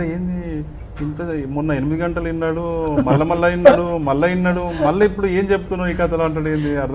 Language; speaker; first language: Telugu; native; Telugu